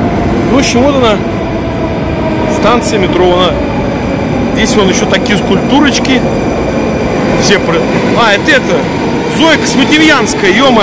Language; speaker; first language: Russian; native; Russian